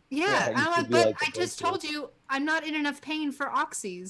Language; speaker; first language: English; native; English